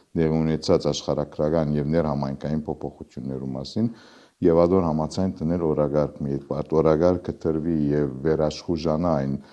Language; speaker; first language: Armenian; early bilingual, heritage; Armenian